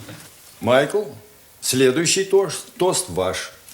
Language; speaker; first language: Russian; native; Russian